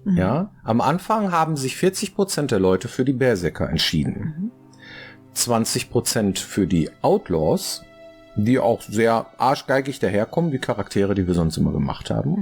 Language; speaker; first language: German; native; German